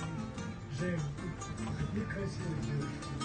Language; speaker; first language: Russian; non-native, local second language; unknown